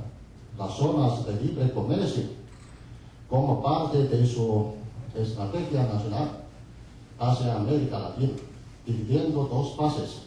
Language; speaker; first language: Spanish; non-native, fluent; Chinese